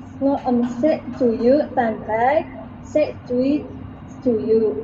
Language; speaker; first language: Cantonese; non-native, learner; Indonesian